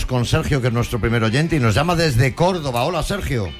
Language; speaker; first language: Spanish; native; Spanish